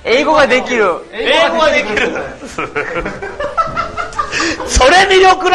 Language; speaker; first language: Japanese; native; Japanese